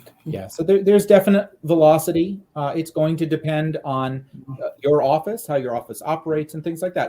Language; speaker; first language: English; native; English